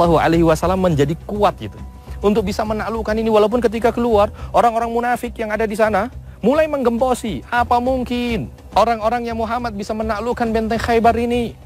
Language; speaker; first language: Indonesian; native; Indonesian